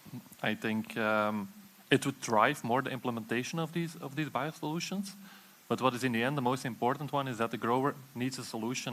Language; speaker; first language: English; non-native, fluent; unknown